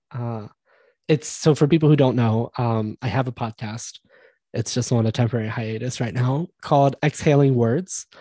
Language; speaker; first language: English; native; English